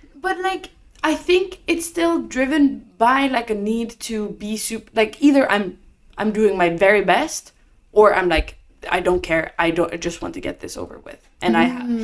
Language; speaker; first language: English; non-native, fluent; Norwegian